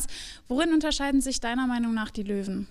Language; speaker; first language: German; native; German